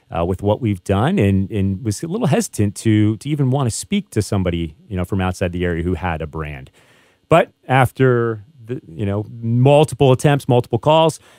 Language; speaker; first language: English; native; English